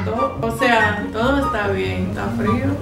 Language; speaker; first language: Spanish; non-native, fluent; English